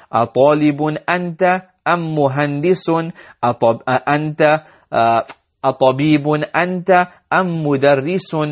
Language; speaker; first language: Arabic; non-native, fluent; English